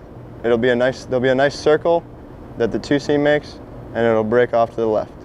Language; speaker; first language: English; native; English